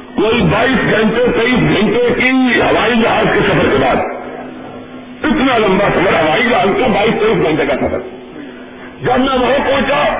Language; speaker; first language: Urdu; non-native, local second language; Punjabi